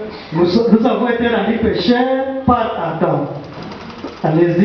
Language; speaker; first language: French; non-native, local second language; Swahili